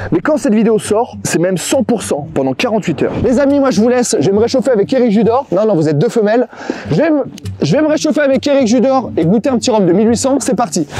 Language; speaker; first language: French; native; French